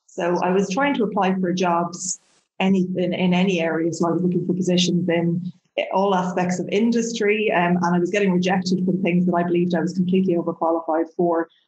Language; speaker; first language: English; native; English